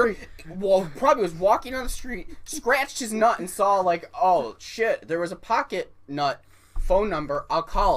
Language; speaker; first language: English; native; English